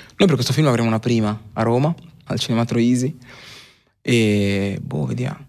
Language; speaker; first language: Italian; early bilingual, other home language; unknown